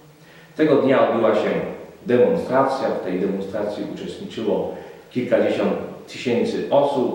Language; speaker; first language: Polish; native; Polish